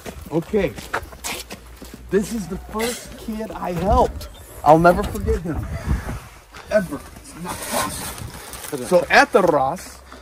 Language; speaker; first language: English; native; English